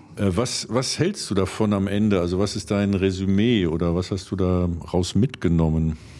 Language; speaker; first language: German; native; German